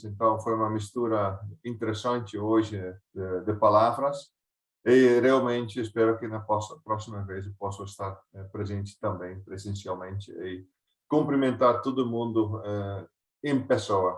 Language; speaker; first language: Portuguese; non-native, fluent; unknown